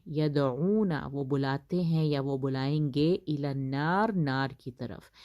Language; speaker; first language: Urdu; native; Urdu